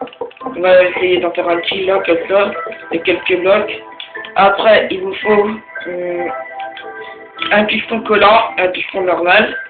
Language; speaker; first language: French; native; French